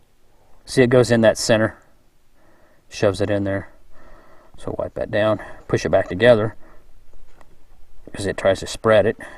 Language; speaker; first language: English; native; English